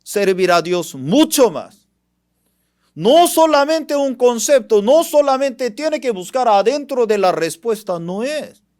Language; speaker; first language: Spanish; non-native, fluent; Korean